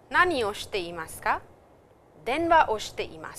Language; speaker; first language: Japanese; non-native, fluent; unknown